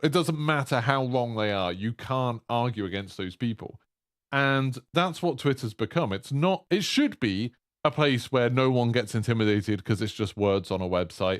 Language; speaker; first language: English; native; English